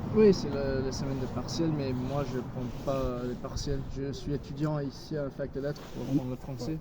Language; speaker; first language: French; non-native, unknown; English